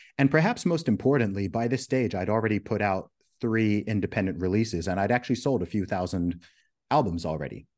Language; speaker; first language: English; early bilingual, other home language; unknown